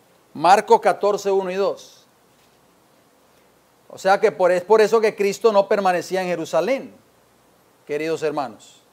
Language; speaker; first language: Spanish; native; Spanish